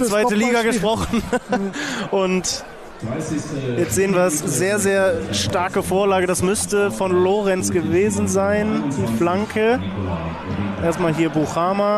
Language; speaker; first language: German; native; German